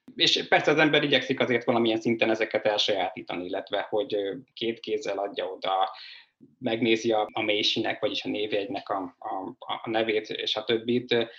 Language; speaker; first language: Hungarian; native; Hungarian